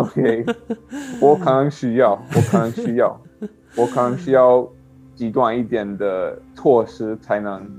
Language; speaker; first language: Chinese; non-native, learner; English